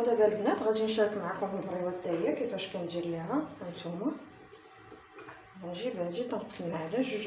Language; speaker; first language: Arabic; native; Arabic